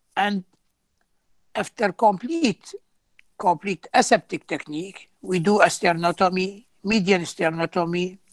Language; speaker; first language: English; non-native, fluent; Arabic